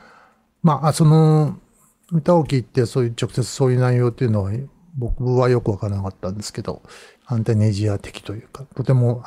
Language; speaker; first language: Japanese; native; Japanese